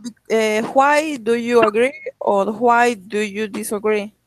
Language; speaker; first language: English; non-native, learner; Spanish